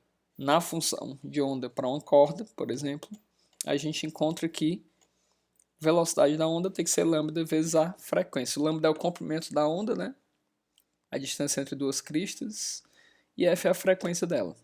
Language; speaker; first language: Portuguese; native; Portuguese